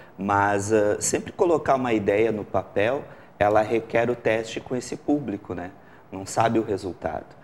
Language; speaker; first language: Portuguese; native; Portuguese